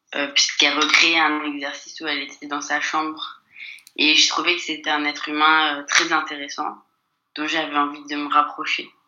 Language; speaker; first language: French; native; French